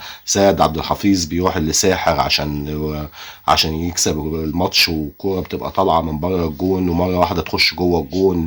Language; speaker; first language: Arabic; native; Arabic